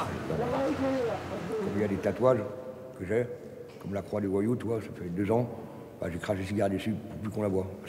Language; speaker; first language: French; native; French